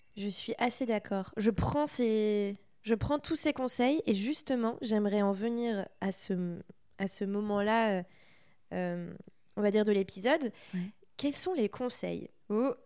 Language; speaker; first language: French; native; French